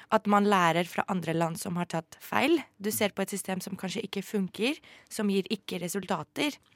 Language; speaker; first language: Norwegian; non-native, fluent; Greek